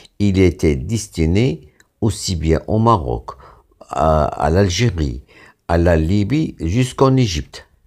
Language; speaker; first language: French; non-native, local second language; Arabic